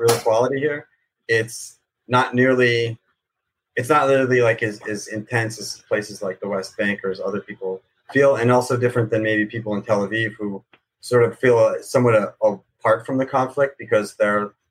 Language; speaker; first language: English; native; English